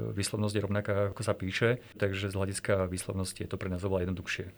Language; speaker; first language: Slovak; native; Slovak